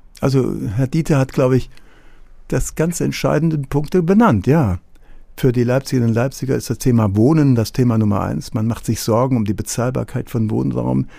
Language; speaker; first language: German; native; German